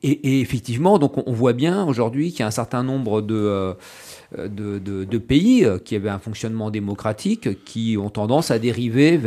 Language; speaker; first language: French; native; French